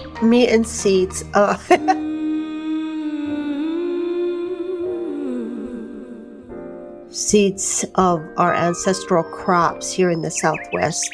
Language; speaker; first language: English; native; English